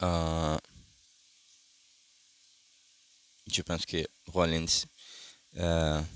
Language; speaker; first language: French; non-native, learner; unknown